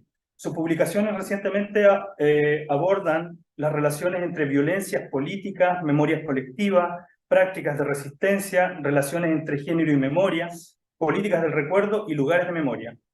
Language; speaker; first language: Spanish; native; Spanish